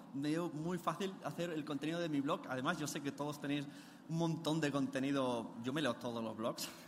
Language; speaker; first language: Spanish; native; Spanish